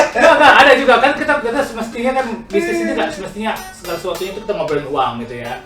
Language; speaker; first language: Indonesian; native; Indonesian